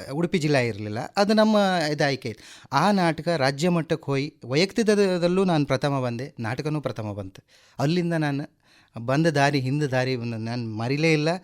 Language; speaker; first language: Kannada; native; Kannada